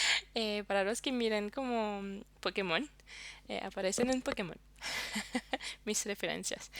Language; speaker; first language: Spanish; non-native, fluent; French